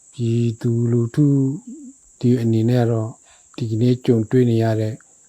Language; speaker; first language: Burmese; non-native, local second language; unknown